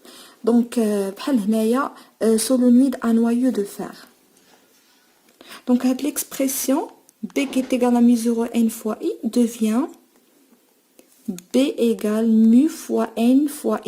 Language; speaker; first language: French; non-native, local second language; Arabic